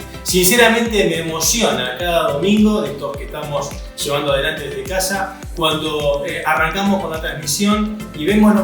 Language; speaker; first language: Spanish; native; Spanish